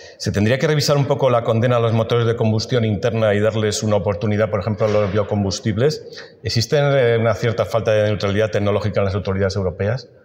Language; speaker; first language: Spanish; native; Spanish